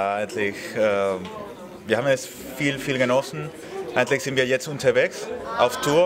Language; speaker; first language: German; non-native, fluent; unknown